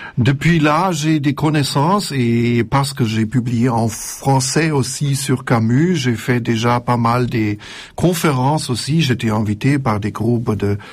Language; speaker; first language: French; non-native, fluent; German